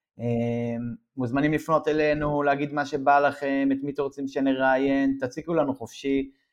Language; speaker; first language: Hebrew; native; Hebrew